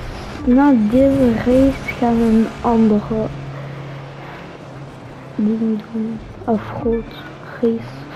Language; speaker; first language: Dutch; non-native, local second language; French